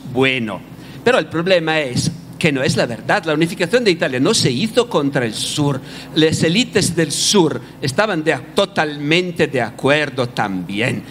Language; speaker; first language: Spanish; non-native, fluent; Italian